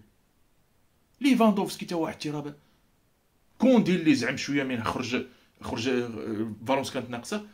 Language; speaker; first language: Arabic; native; Arabic